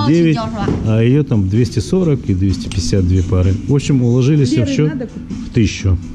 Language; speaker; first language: Russian; native; Russian